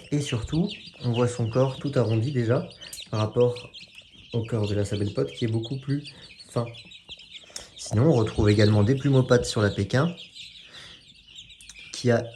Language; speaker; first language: French; native; French